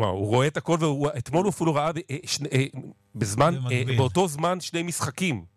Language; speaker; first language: Hebrew; native; Hebrew